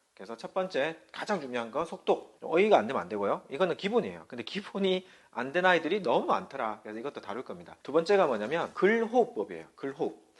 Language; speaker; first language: Korean; native; Korean